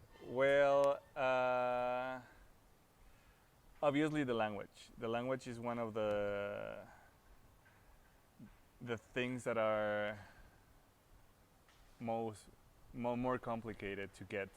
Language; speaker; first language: English; non-native, fluent; Spanish